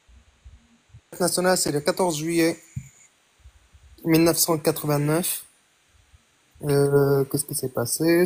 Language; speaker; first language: French; non-native, learner; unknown